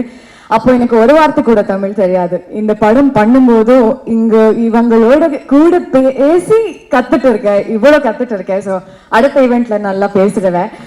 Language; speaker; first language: Tamil; non-native, learner; Kannada